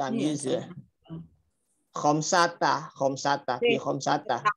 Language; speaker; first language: Arabic; non-native, learner; Indonesian